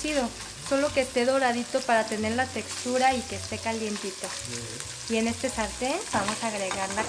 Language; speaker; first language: Spanish; early bilingual, other home language; Korean